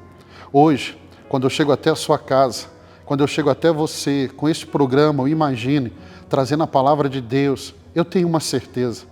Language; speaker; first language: Portuguese; native; Portuguese